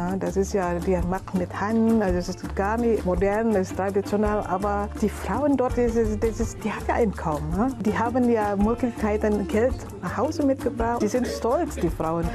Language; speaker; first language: German; non-native, learner; Indonesian